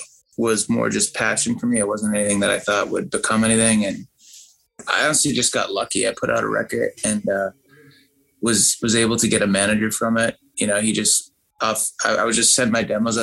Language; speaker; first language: English; native; English